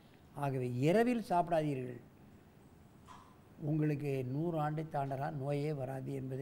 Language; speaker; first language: Tamil; native; Tamil